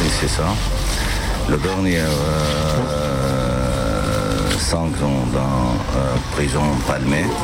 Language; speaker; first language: French; non-native, learner; Arabic